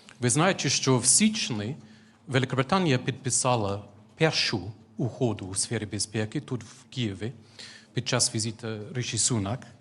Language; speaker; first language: Ukrainian; non-native, fluent; English